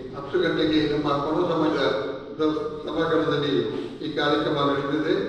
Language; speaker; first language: Kannada; non-native, local second language; Kodava